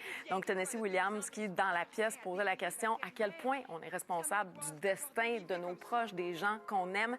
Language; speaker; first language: French; native; French